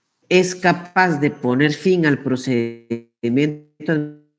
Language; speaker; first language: Spanish; native; Spanish